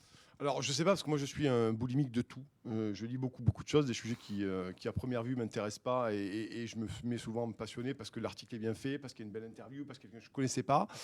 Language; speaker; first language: French; native; French